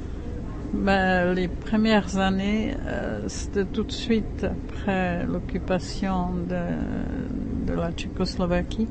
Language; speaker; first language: French; non-native, fluent; Czech